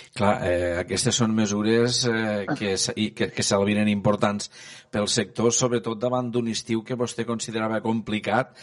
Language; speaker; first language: Catalan; native; Catalan